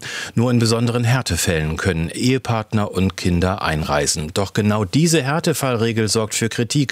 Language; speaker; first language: German; native; German